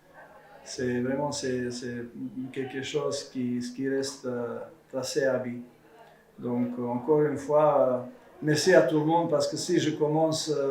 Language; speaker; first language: French; non-native, fluent; Serbian